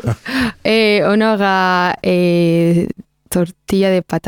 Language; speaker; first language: French; non-native, learner; Spanish